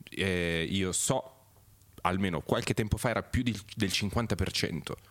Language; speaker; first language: Italian; native; Italian